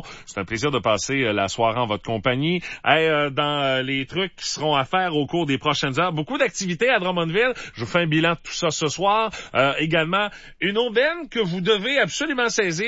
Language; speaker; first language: French; native; French